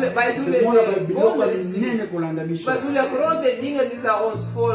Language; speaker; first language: Dutch; non-native, learner; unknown